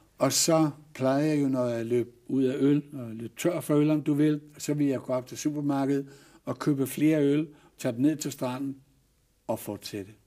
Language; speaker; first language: Danish; native; Danish